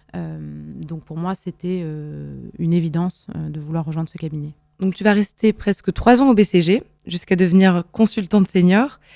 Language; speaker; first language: French; native; French